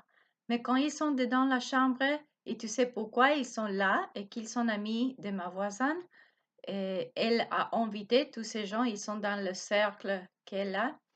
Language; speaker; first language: French; non-native, learner; Spanish